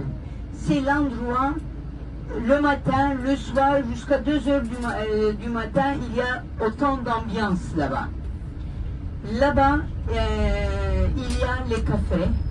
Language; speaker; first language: French; non-native, fluent; Turkish